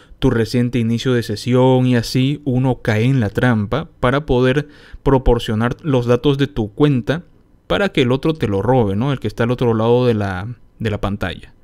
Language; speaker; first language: Spanish; native; Spanish